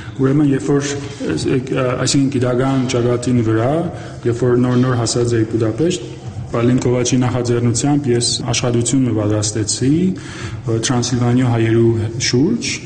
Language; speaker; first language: Armenian; early bilingual, heritage; Armenian